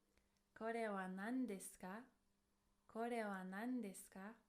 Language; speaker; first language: Japanese; non-native, fluent; English